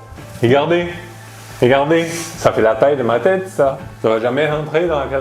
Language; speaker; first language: French; non-native, fluent; Portuguese